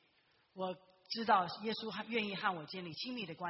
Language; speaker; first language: Chinese; native; Chinese